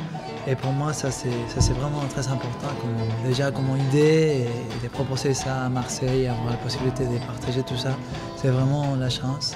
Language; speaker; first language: French; non-native, fluent; Spanish